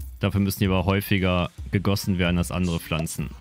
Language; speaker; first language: German; native; German